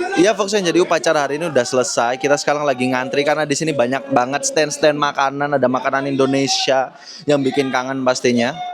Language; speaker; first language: Indonesian; native; Indonesian